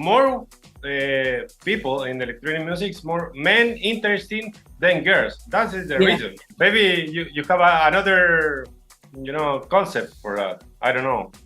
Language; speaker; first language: English; non-native, learner; Spanish